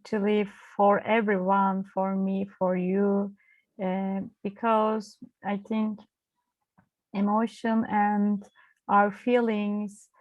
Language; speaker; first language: English; non-native, learner; Turkish